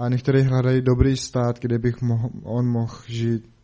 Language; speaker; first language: Czech; non-native, learner; Mongolian